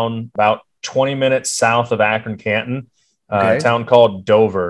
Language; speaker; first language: English; native; English